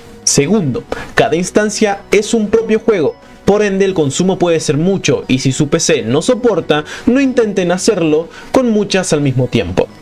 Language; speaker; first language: Spanish; native; Spanish